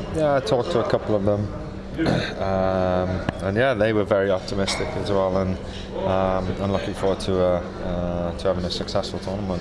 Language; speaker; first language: English; native; English